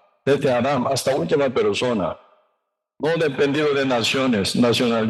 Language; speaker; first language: Spanish; non-native, learner; Korean